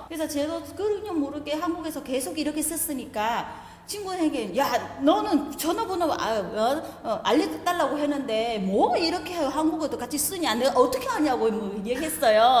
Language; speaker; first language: Korean; non-native, learner; Vietnamese